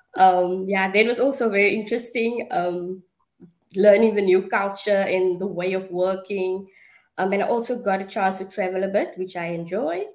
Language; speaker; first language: English; non-native, local second language; Afrikaans